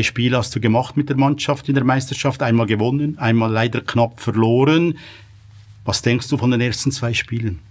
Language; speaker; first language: German; native; German